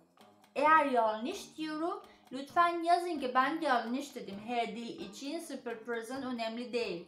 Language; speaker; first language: Turkish; non-native, learner; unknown